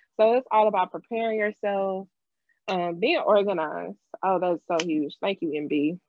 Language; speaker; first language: English; native; English